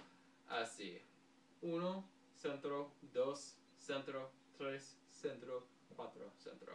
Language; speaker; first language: Spanish; non-native, learner; English